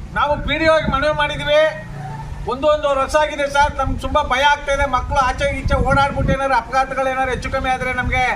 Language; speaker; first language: Kannada; native; Kannada